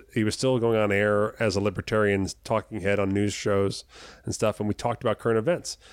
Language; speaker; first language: English; native; English